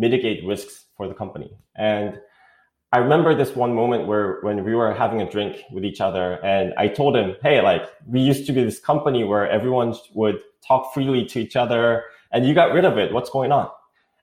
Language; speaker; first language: English; non-native, fluent; Korean